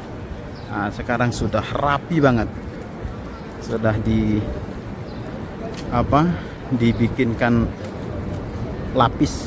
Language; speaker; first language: Indonesian; native; Indonesian